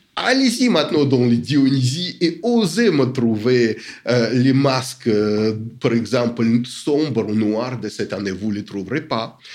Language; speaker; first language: French; non-native, fluent; Russian